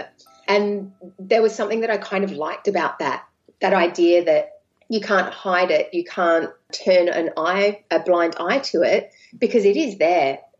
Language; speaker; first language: English; native; English